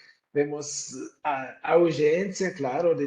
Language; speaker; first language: Portuguese; non-native, fluent; German